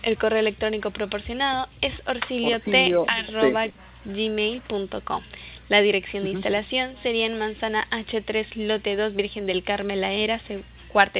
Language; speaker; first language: Spanish; native; Spanish